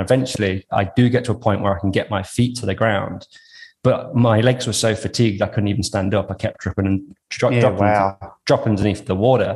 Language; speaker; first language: English; native; English